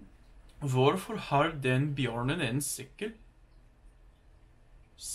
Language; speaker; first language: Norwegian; non-native, learner; English